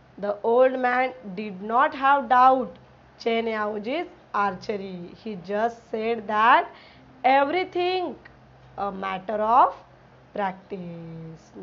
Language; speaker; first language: English; non-native, local second language; Marathi